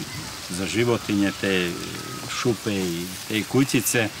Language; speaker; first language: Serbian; non-native, local second language; Hungarian